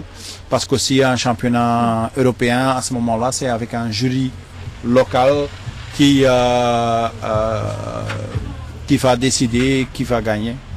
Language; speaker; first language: French; non-native, local second language; Dutch